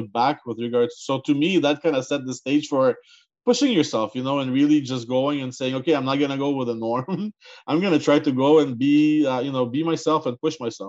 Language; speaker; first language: English; non-native, fluent; Ukrainian